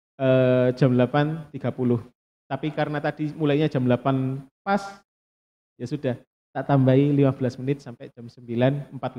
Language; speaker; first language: Indonesian; non-native, local second language; Javanese